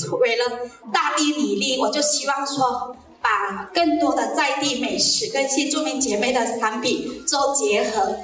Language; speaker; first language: Chinese; non-native, local second language; Hakka Chinese